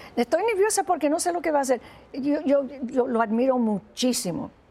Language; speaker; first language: Spanish; native; Spanish